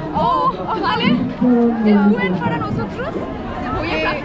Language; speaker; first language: Spanish; non-native, learner; Bangla